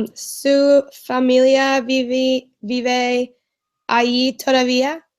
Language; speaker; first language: Spanish; non-native, learner; English